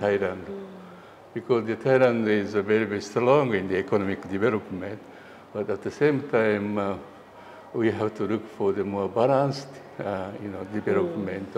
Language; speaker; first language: English; non-native, learner; Japanese